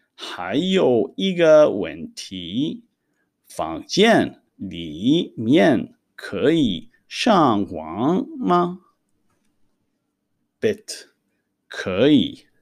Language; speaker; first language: Chinese; non-native, fluent; Hebrew